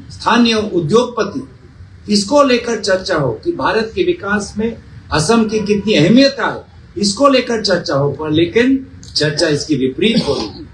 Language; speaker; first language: Hindi; non-native, local second language; Assamese